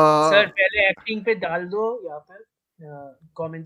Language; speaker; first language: Hindi; native; Hindi